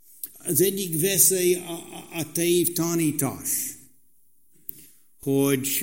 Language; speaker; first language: Hungarian; non-native, fluent; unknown